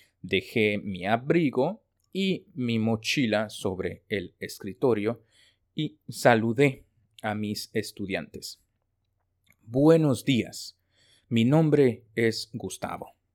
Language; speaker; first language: Spanish; non-native, fluent; Chinese